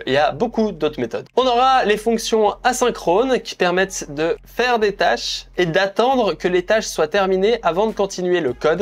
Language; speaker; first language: French; native; French